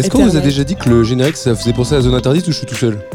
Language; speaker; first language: French; native; French